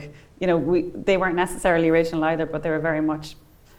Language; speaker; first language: English; native; English